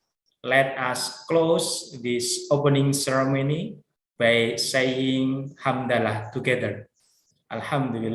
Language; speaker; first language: English; non-native, learner; Indonesian